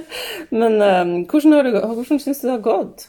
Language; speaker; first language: Norwegian; native; Norwegian